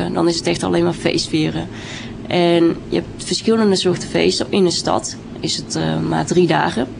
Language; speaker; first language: Dutch; early bilingual, other home language; Vietnamese